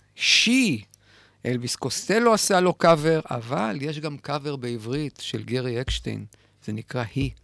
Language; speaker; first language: Hebrew; native; Hebrew